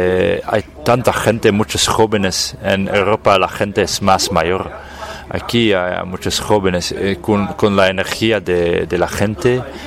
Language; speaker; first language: Spanish; non-native, fluent; Dutch